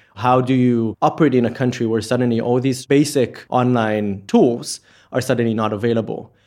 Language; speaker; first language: English; non-native, fluent; Hebrew